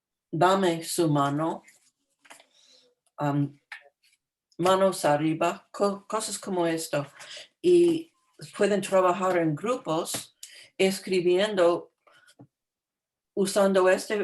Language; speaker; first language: Spanish; non-native, fluent; English